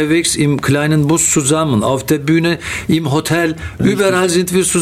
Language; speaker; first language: German; non-native, fluent; Turkish